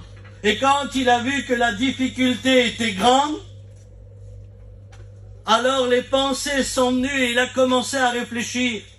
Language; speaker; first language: French; native; French